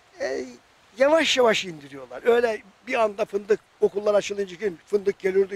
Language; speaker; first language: Turkish; native; Turkish